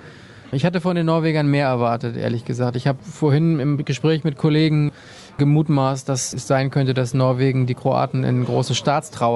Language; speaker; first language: German; native; German